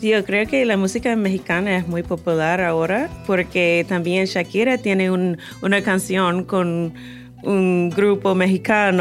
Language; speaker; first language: Spanish; non-native, fluent; English